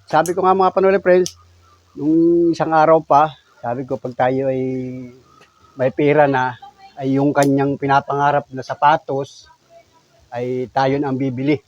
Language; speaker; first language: Filipino; native; Filipino